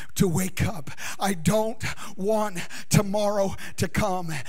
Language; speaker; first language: English; native; English